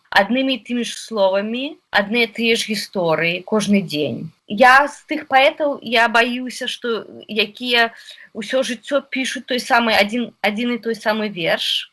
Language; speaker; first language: Belarusian; non-native, local second language; Russian